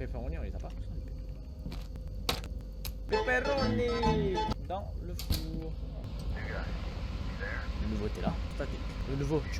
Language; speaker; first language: French; native; French